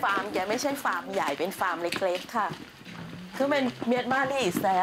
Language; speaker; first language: Korean; non-native, fluent; Thai